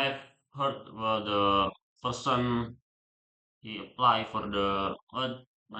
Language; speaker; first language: English; non-native, learner; Indonesian